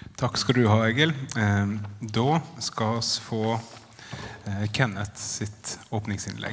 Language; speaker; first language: Norwegian; native; Norwegian